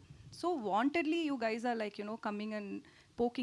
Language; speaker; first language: Telugu; non-native, learner; Tamil